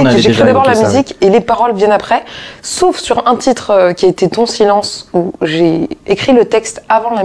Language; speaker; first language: French; native; French